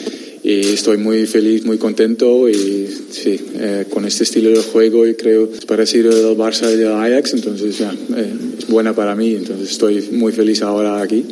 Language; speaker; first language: Spanish; non-native, learner; Dutch